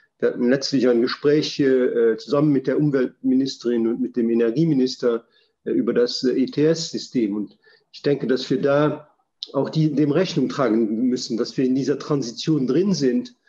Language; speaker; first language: German; non-native, local second language; Luxembourgish